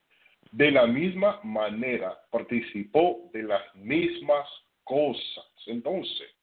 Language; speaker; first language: Spanish; non-native, fluent; English